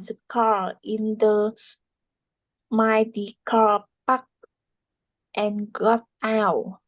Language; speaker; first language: English; non-native, learner; Vietnamese